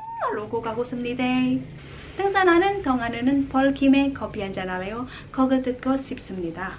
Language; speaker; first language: Korean; non-native, learner; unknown